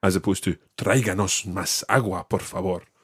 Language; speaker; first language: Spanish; non-native, fluent; English